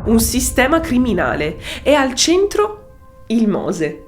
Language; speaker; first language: Italian; native; Italian